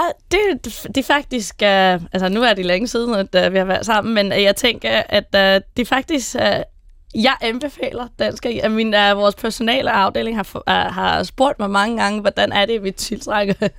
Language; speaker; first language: Danish; non-native, fluent; Persian